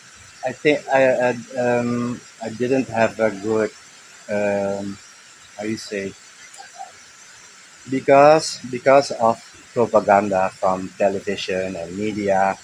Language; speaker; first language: English; early bilingual, heritage; Dutch